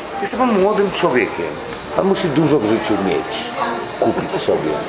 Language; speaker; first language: Polish; native; Polish